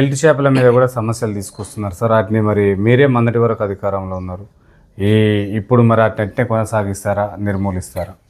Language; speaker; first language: Telugu; native; Telugu